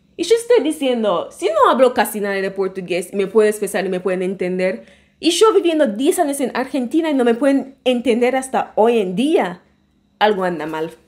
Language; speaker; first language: Spanish; non-native, fluent; English